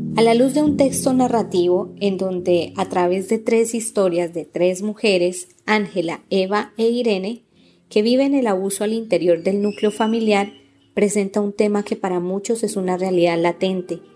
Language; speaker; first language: Spanish; native; Spanish